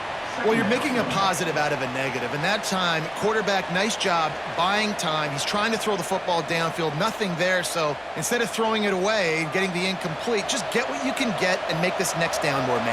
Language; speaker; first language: English; native; English